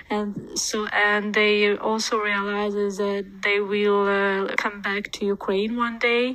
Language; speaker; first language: English; non-native, learner; Ukrainian